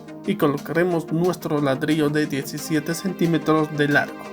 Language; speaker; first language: Spanish; native; Spanish